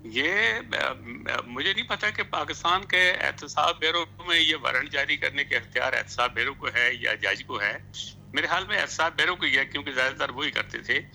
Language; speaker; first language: Urdu; non-native, local second language; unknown